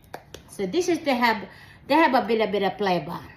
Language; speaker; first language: English; non-native, learner; Filipino